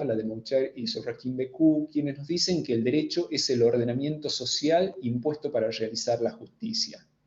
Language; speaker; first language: Spanish; native; Spanish